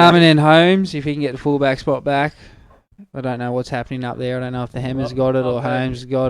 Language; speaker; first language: English; native; English